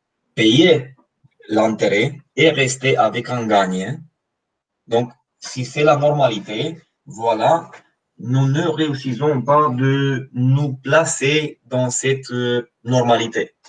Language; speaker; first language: French; non-native, fluent; Romanian